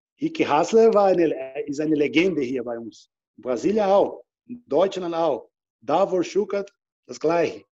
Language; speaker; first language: German; non-native, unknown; Portuguese